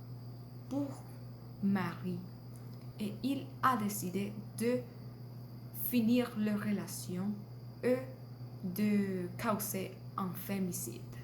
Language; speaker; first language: French; non-native, learner; Spanish